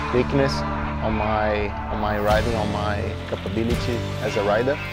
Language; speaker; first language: English; non-native, fluent; Portuguese